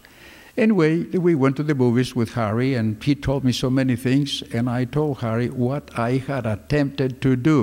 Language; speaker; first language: English; non-native, fluent; Greek